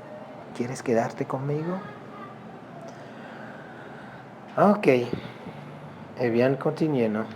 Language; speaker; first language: Spanish; non-native, local second language; Haitian Creole